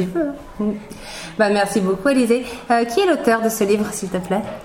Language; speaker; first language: French; native; French